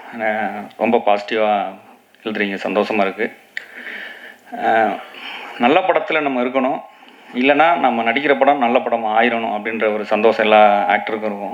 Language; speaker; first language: Tamil; native; Tamil